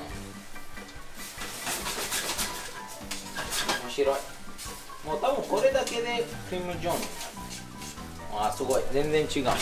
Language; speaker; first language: Japanese; non-native, fluent; Italian